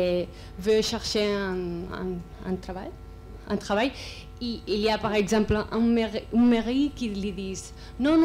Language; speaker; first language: French; non-native, fluent; Spanish